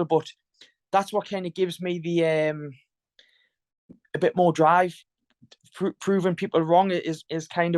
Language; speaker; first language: English; native; English